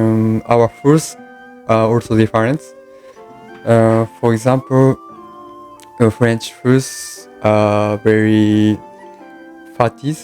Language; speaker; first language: English; non-native, learner; Japanese